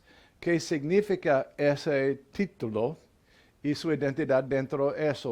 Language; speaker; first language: Spanish; non-native, fluent; English